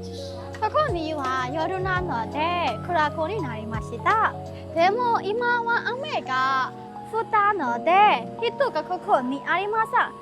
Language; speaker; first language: Japanese; non-native, learner; Burmese